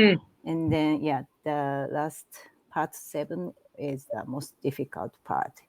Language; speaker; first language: English; non-native, learner; Japanese